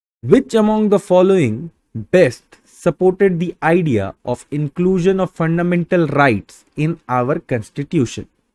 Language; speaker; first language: English; non-native, local second language; Bangla